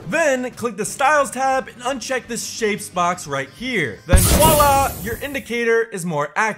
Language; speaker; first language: English; native; English